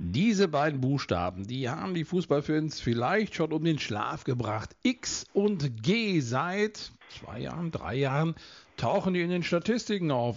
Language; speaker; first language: German; native; German